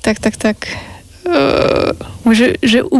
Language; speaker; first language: French; non-native, learner; Russian